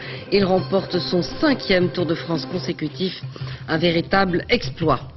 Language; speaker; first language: French; native; French